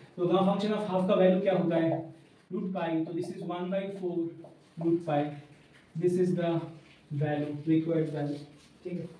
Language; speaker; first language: Hindi; non-native, local second language; Bangla